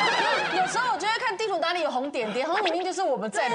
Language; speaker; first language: Chinese; native; Chinese